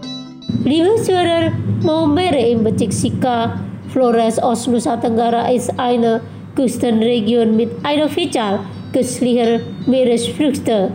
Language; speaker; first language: German; non-native, fluent; Indonesian